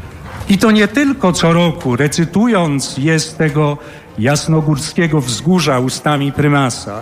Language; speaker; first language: Polish; native; Polish